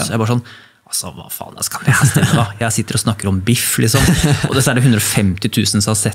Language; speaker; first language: Norwegian; native; Norwegian